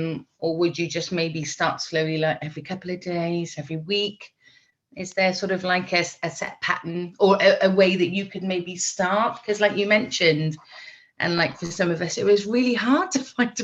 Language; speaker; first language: English; native; English